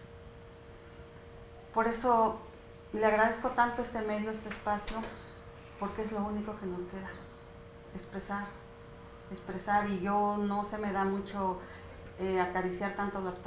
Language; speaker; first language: Spanish; native; Spanish